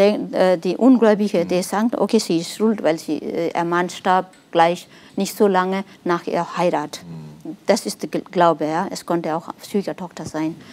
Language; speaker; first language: German; non-native, fluent; Nepali